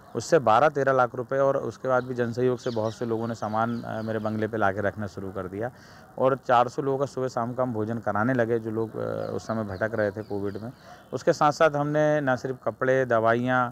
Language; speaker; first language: Hindi; native; Hindi